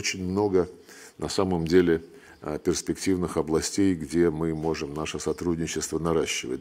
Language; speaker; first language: Russian; native; Russian